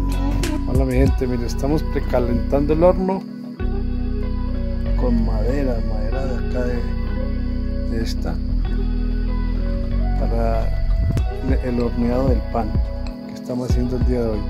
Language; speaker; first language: Spanish; native; Spanish